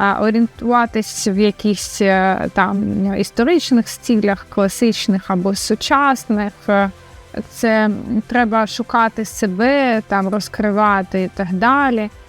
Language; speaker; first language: Ukrainian; native; Ukrainian